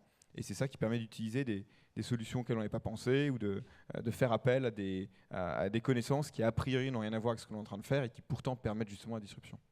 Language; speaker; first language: French; native; French